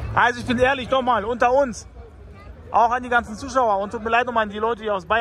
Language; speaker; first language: German; native; German